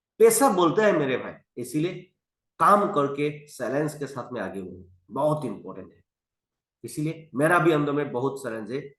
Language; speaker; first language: Hindi; non-native, local second language; Assamese